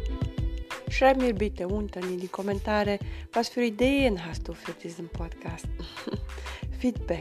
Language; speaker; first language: German; non-native, fluent; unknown